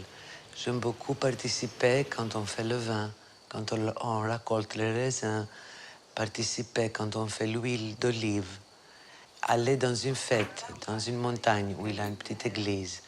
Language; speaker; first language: French; non-native, fluent; Greek